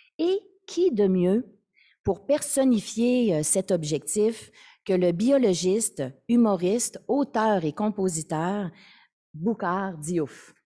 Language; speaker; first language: French; native; French